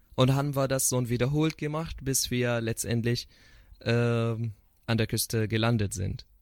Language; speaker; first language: German; non-native, fluent; Arabic